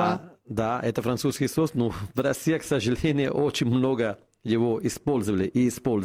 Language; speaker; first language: Russian; non-native, fluent; Italian